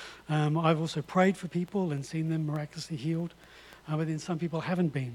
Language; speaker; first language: English; native; English